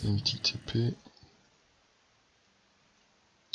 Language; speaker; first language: French; native; French